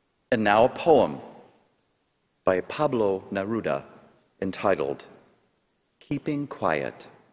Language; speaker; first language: English; native; English